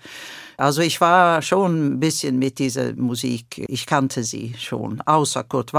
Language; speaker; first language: German; non-native, fluent; Swedish